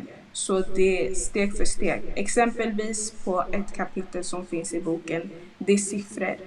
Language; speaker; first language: Swedish; early bilingual, other home language; Lingala